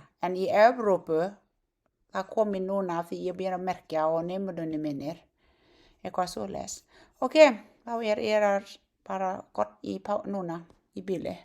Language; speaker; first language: Icelandic; non-native, learner; Thai